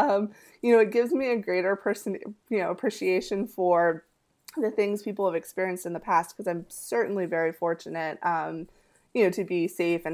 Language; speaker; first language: English; early bilingual, other home language; Spanish